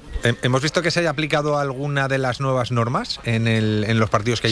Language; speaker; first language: Spanish; native; Spanish